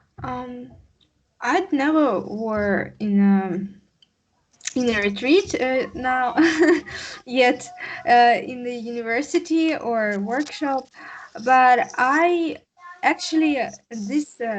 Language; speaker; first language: English; non-native, learner; Russian